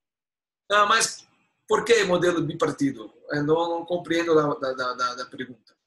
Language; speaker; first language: Spanish; non-native, learner; Portuguese